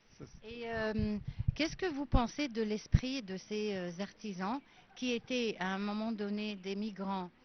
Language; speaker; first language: French; non-native, fluent; Arabic